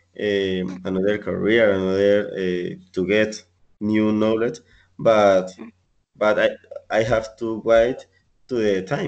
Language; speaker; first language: English; non-native, learner; Spanish